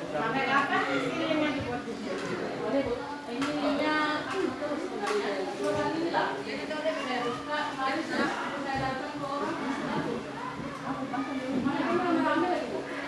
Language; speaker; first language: Indonesian; native; Indonesian